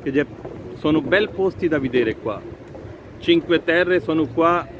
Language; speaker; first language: Italian; non-native, learner; Urdu